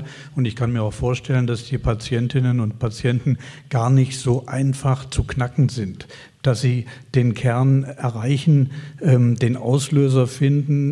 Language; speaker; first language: German; native; German